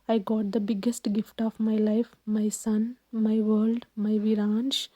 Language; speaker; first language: English; non-native, local second language; Telugu